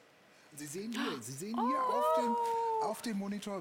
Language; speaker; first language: German; native; German